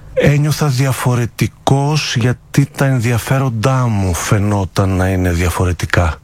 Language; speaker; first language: Greek; native; Greek